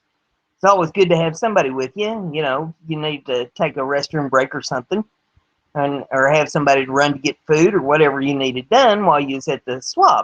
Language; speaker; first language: English; native; English